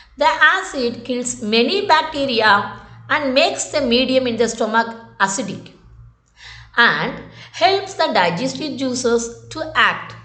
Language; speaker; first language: English; non-native, local second language; Tamil